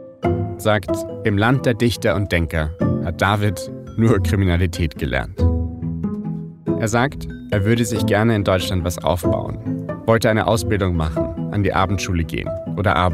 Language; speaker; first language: German; native; German